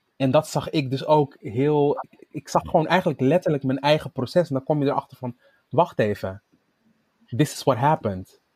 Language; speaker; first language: Dutch; native; Dutch